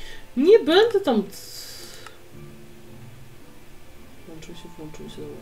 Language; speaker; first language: Polish; native; Polish